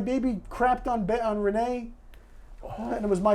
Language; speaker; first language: English; native; English